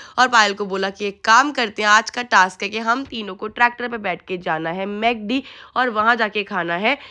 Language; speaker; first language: Hindi; native; Hindi